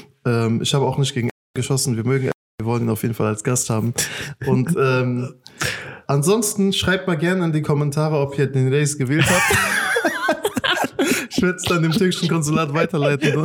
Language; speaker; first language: German; native; German